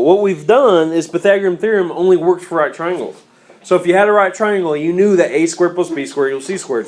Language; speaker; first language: English; native; English